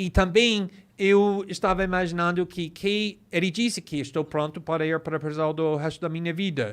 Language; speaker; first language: Portuguese; non-native, fluent; English